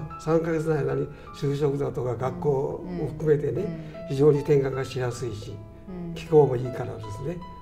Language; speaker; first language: Japanese; native; Japanese